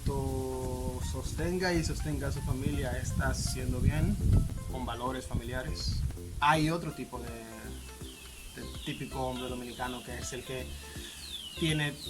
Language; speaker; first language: Spanish; native; Spanish